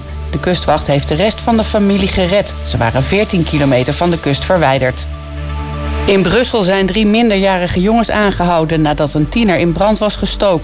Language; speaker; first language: Dutch; native; Dutch